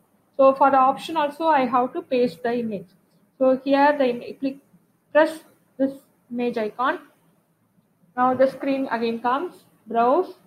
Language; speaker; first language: English; non-native, local second language; Tamil